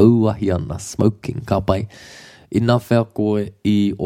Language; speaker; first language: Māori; non-native, local second language; English